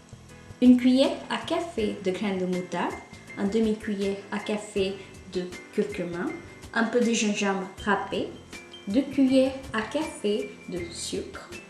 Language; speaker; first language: French; non-native, fluent; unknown